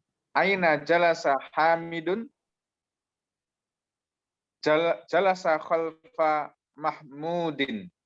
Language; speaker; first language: Arabic; non-native, learner; Indonesian